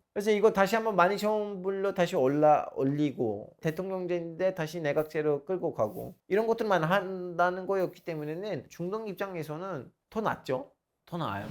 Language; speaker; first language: Korean; non-native, fluent; Turkish